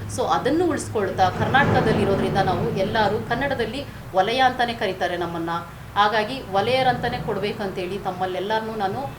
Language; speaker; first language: Kannada; native; Kannada